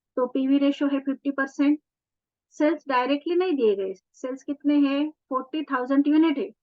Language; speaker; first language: Hindi; non-native, local second language; Marathi